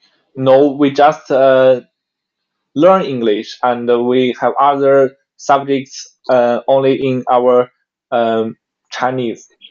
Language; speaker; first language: English; non-native, learner; Chinese